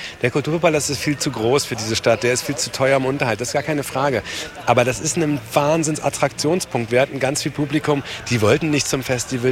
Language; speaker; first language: German; native; German